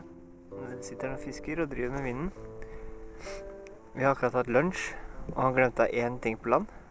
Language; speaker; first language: Norwegian; native; Norwegian